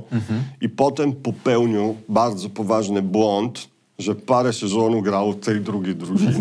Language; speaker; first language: Polish; non-native, fluent; Italian